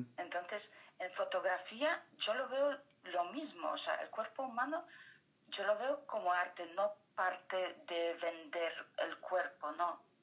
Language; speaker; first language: Spanish; non-native, fluent; Polish